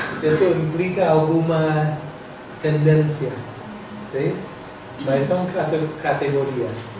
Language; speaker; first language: Portuguese; non-native, fluent; English